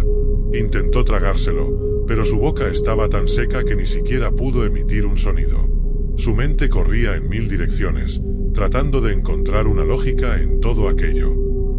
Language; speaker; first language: Spanish; native; Spanish